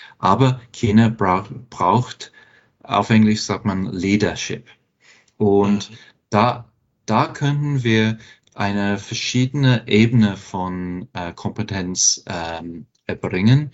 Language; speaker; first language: German; non-native, fluent; English